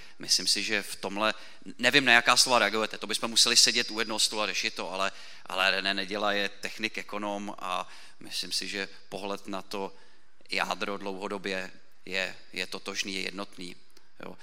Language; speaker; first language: Czech; native; Czech